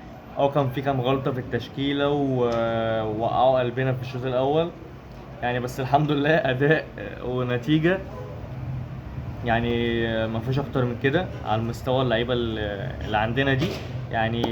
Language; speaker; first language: Arabic; native; Arabic